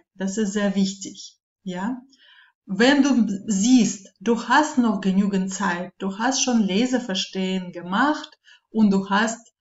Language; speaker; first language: German; non-native, fluent; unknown